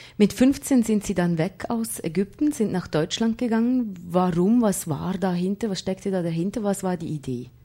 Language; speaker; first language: German; native; German